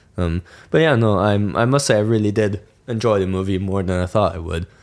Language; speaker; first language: English; non-native, fluent; German